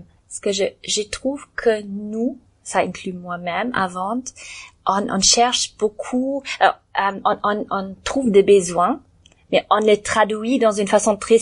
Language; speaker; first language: French; non-native, learner; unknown